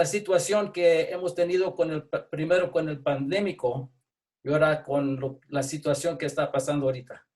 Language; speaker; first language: Spanish; early bilingual, heritage; English